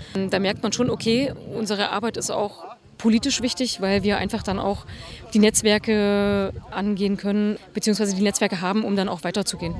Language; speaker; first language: German; native; German